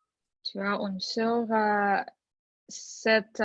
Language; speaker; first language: French; non-native, learner; Russian